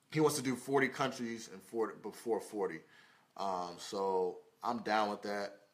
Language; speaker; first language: English; native; English